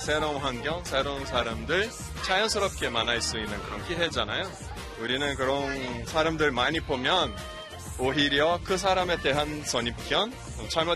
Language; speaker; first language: Korean; non-native, fluent; Portuguese